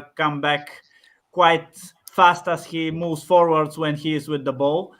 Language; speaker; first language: English; non-native, fluent; Bulgarian